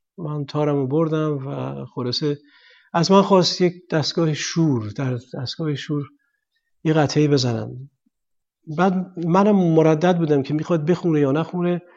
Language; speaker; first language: Persian; native; Persian